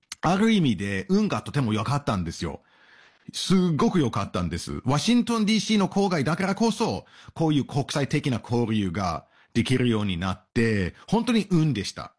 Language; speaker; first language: Japanese; non-native, fluent; English